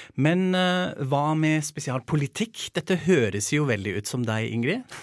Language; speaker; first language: Norwegian; non-native, fluent; German